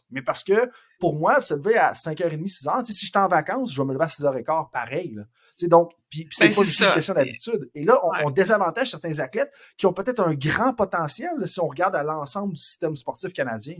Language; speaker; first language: French; native; French